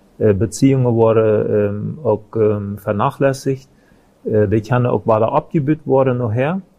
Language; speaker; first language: German; non-native, local second language; Plautdietsch